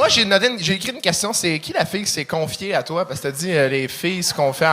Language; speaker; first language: French; native; French